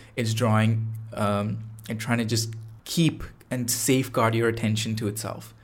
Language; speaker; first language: English; non-native, local second language; Tamil